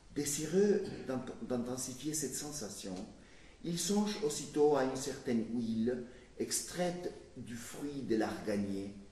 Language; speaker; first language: French; non-native, fluent; Spanish